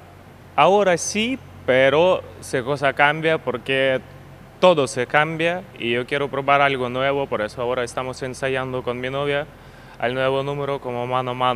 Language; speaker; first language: Spanish; non-native, learner; Ukrainian